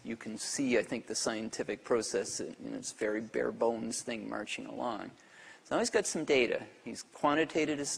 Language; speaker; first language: English; native; English